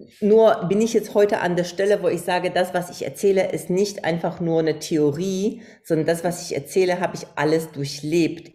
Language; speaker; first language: German; non-native, fluent; Polish